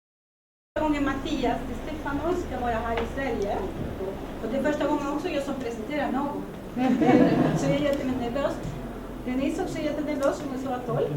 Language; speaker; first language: Swedish; early bilingual, other home language; Spanish